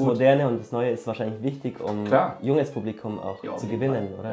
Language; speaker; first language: German; native; German